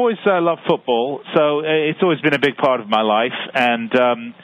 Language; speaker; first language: English; native; English